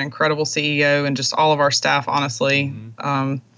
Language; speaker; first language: English; native; English